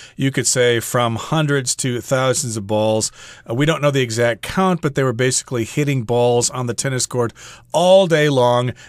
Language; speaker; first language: English; native; English